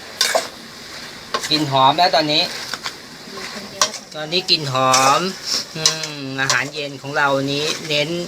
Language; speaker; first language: Thai; native; Thai